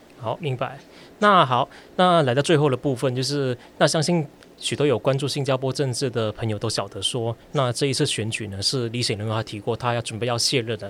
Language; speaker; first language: Chinese; native; Chinese